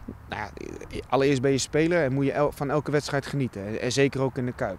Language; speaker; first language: Dutch; native; Dutch